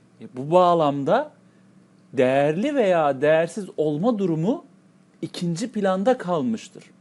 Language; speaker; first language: Turkish; native; Turkish